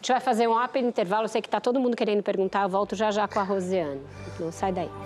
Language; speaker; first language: Portuguese; native; Portuguese